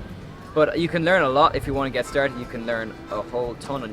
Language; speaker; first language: English; native; English